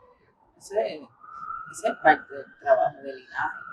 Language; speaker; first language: Spanish; early bilingual, heritage; English